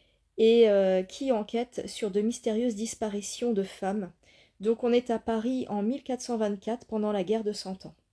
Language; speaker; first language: French; native; French